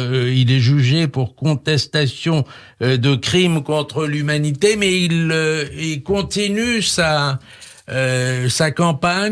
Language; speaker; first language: French; native; French